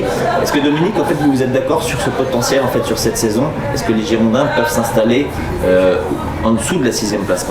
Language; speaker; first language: French; native; French